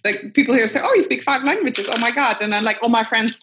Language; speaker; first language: English; non-native, fluent; Dutch